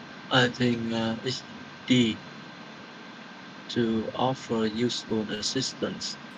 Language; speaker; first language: English; non-native, learner; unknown